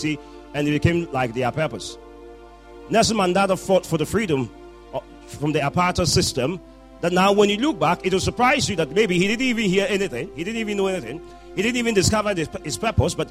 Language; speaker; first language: English; non-native, local second language; Akan